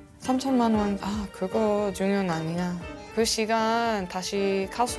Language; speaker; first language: Korean; non-native, learner; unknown